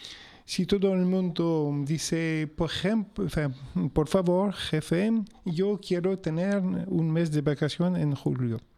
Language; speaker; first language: Spanish; non-native, fluent; French